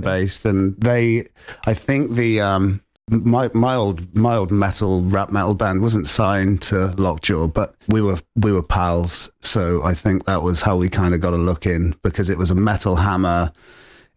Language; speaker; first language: English; native; English